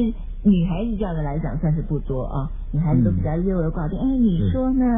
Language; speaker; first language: Chinese; native; Chinese